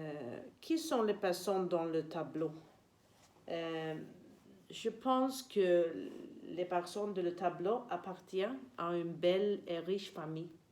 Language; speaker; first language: French; non-native, learner; Swedish